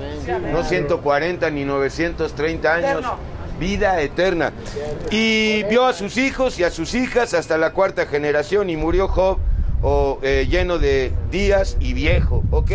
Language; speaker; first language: Spanish; native; Spanish